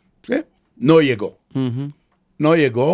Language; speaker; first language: Spanish; non-native, fluent; Hebrew